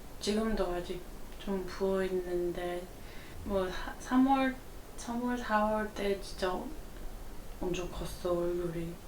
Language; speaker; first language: Korean; non-native, learner; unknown